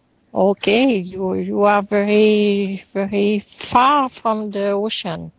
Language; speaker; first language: English; non-native, learner; French